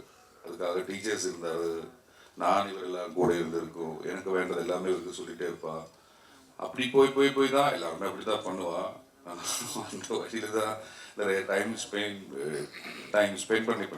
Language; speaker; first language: Tamil; non-native, learner; Malayalam